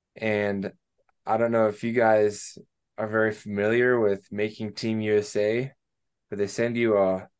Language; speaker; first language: English; native; English